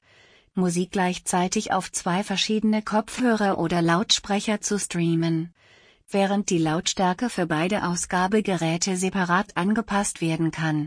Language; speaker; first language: German; native; German